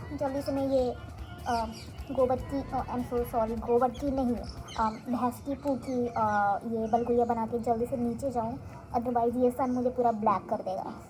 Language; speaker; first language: Hindi; native; Hindi